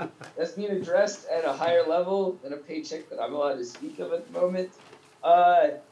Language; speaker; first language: English; native; English